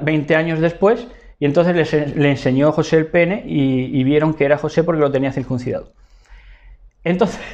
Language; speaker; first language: Spanish; native; Spanish